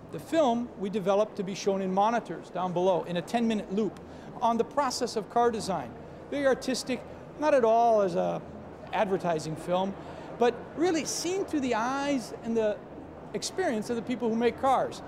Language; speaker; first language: English; native; English